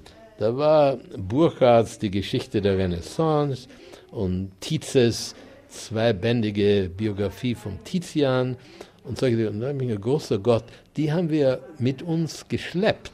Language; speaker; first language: German; native; German